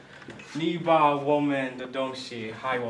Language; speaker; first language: Chinese; non-native, learner; English